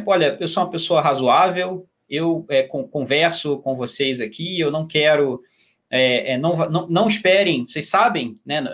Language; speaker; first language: Portuguese; native; Portuguese